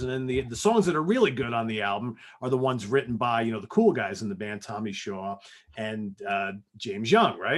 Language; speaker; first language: English; native; English